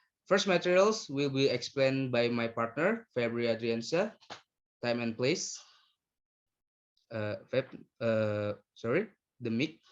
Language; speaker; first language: English; non-native, learner; Indonesian